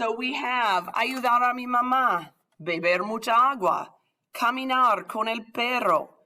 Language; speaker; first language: Spanish; non-native, fluent; English